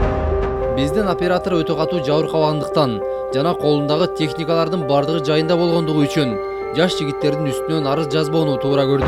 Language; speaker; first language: Kyrgyz; native; Kyrgyz